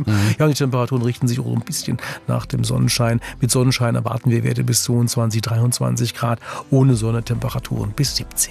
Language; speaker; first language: German; native; German